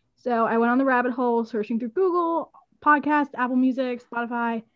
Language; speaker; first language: English; native; English